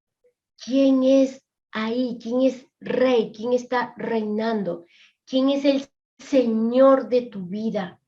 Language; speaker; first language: Spanish; native; Spanish